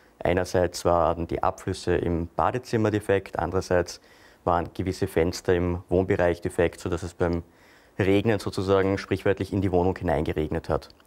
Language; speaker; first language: German; native; German